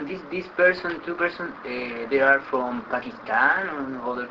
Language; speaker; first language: English; non-native, learner; Spanish